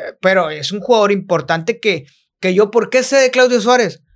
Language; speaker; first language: Spanish; native; Spanish